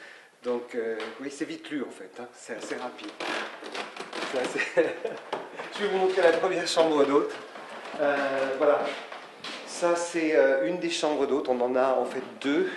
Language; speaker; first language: French; native; French